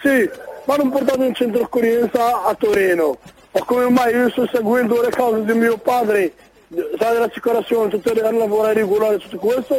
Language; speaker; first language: Italian; non-native, learner; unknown